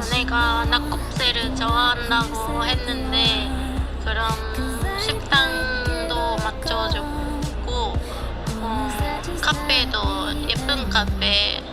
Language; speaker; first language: Korean; non-native, fluent; Japanese